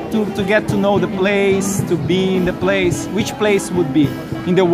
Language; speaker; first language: English; non-native, learner; Portuguese